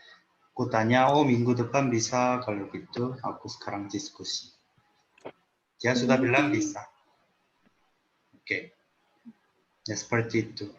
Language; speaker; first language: Indonesian; non-native, learner; Korean